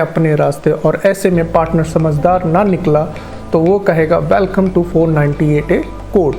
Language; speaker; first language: Hindi; native; Hindi